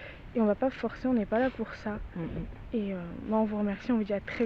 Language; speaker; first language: French; native; French